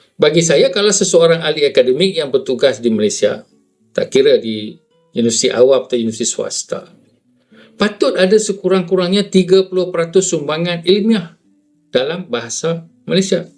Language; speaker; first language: Malay; native; Malay